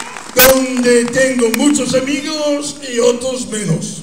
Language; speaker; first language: Spanish; non-native, fluent; Italian